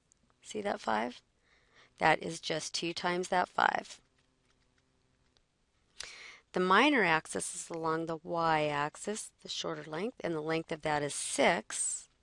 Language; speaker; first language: English; native; English